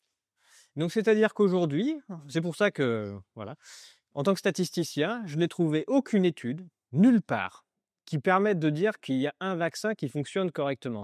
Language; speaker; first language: French; native; French